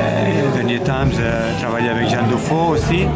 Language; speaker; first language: French; non-native, learner; Catalan